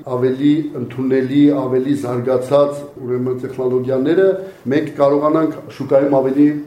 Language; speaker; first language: Armenian; native; Armenian